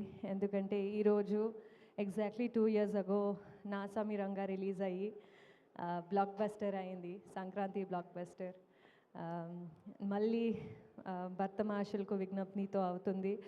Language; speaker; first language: Telugu; non-native, fluent; Kannada